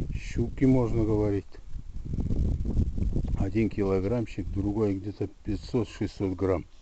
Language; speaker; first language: Russian; non-native, local second language; Kazakh